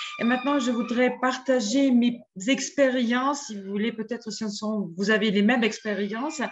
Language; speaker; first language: French; non-native, fluent; Georgian